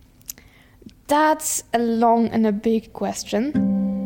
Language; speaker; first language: English; non-native, fluent; Polish